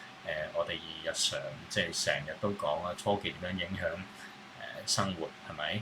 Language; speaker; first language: Cantonese; native; Cantonese